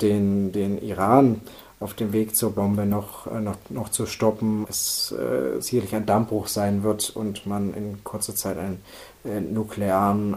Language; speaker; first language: German; native; German